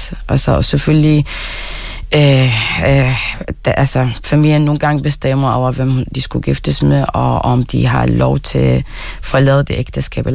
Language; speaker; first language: Danish; non-native, fluent; Arabic